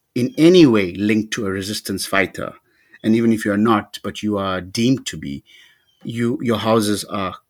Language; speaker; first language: English; native; English